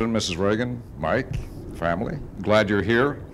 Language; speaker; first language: English; native; English